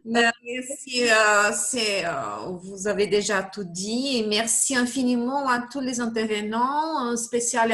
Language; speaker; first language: French; non-native, fluent; Portuguese